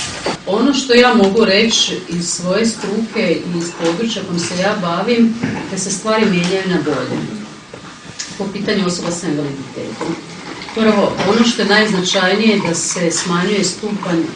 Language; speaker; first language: Croatian; native; Croatian